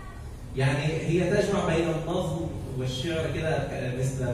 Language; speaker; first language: Indonesian; non-native, learner; Arabic